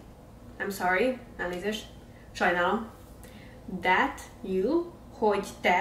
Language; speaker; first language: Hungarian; early bilingual, heritage; English